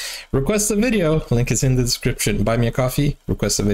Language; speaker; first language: English; native; English